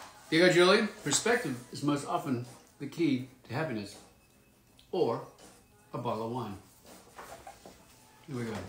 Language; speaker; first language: English; native; English